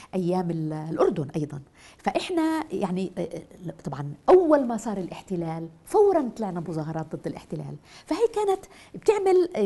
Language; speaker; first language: Arabic; native; Arabic